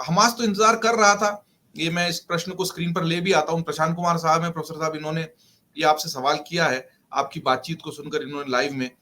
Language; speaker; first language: Hindi; native; Hindi